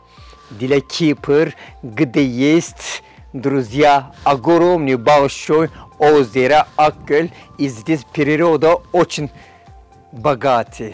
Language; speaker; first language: Russian; non-native, fluent; Turkish